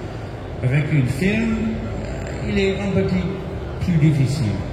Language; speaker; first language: French; non-native, learner; English